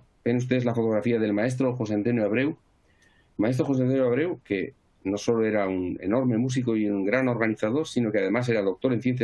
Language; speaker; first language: Spanish; native; Spanish